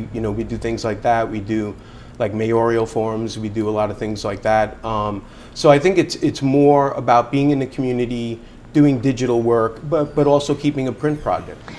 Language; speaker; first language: English; native; English